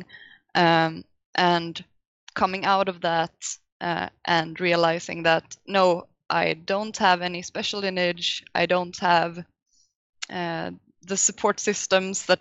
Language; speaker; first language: English; non-native, fluent; Swedish